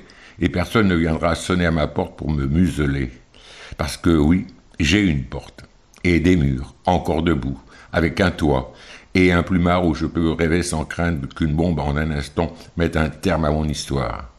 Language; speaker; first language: French; native; French